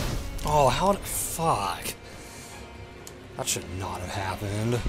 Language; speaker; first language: English; native; English